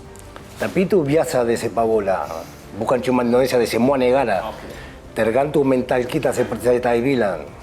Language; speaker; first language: Indonesian; non-native, fluent; Spanish